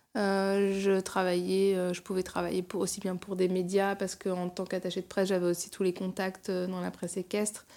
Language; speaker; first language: French; native; French